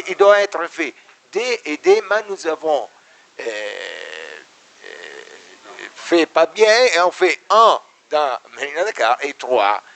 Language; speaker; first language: French; non-native, learner; Italian